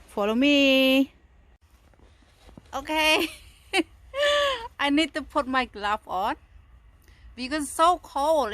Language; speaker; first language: English; non-native, fluent; Khmer